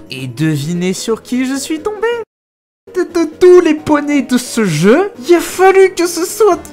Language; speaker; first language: French; native; French